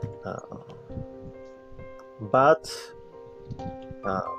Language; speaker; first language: English; non-native, learner; Japanese